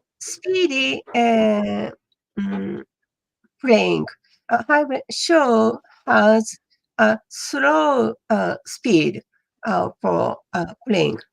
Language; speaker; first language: English; non-native, learner; Japanese